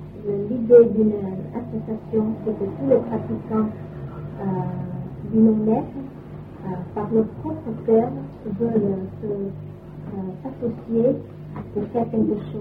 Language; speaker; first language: French; non-native, fluent; Vietnamese